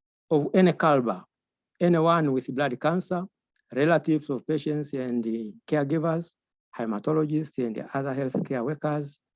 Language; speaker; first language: English; non-native, local second language; Swahili